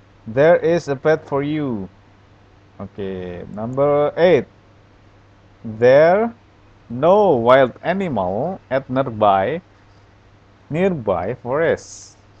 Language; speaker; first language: English; non-native, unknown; Indonesian